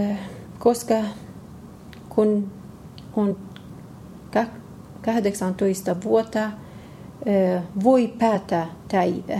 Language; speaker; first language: Finnish; non-native, learner; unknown